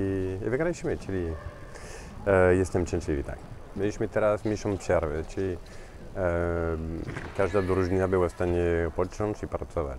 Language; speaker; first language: Polish; non-native, fluent; French